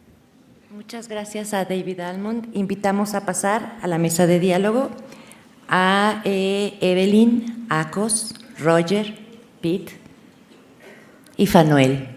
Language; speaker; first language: Spanish; native; Spanish